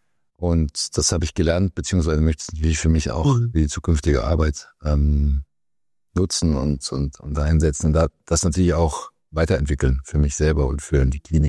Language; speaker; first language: German; native; German